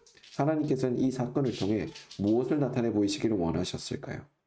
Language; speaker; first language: Korean; native; Korean